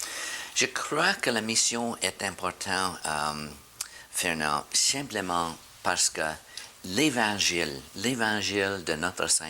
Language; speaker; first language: French; non-native, fluent; English